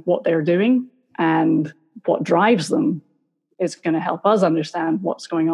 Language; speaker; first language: English; native; English